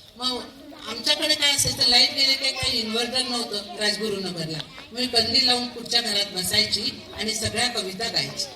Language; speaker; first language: Marathi; non-native, local second language; Marwari